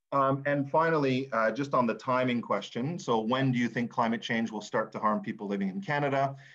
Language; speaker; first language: English; native; English